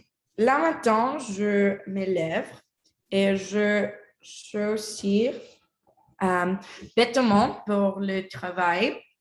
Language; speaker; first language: French; non-native, learner; Spanish